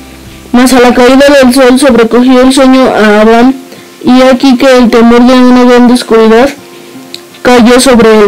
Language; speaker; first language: Spanish; native; Spanish